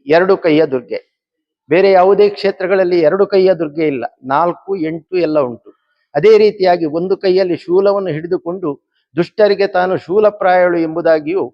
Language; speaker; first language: Kannada; native; Kannada